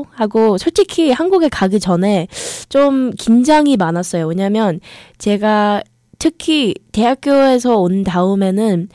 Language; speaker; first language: Korean; early bilingual, heritage; English